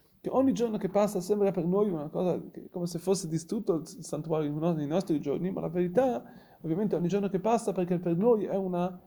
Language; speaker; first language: Italian; non-native, fluent; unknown